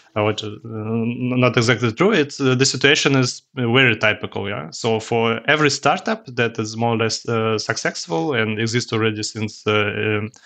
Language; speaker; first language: English; non-native, learner; Russian